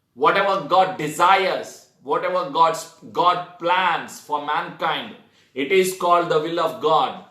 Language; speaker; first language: English; non-native, local second language; Telugu